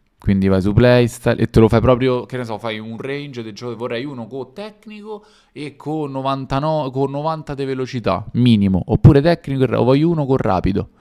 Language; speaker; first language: Italian; native; Italian